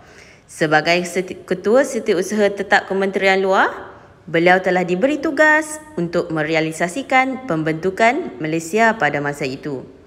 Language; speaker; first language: Malay; native; Malay